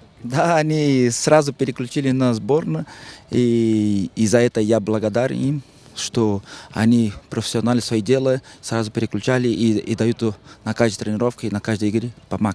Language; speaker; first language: Russian; non-native, local second language; Kyrgyz